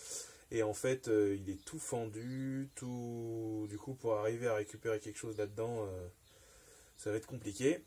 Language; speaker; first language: French; native; French